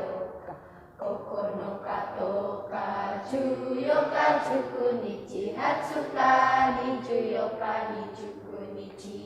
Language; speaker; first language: Japanese; non-native, fluent; Indonesian